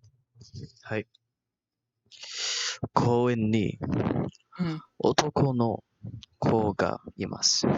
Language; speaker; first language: Japanese; non-native, learner; Malay